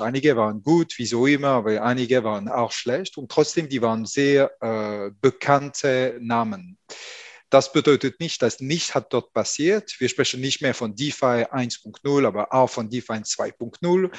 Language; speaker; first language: German; non-native, fluent; French